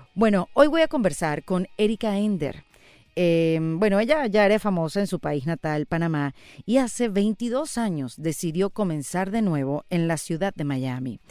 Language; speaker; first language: Spanish; native; Spanish